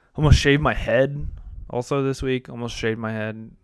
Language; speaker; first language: English; native; English